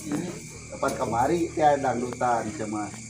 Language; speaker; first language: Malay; non-native, local second language; Sundanese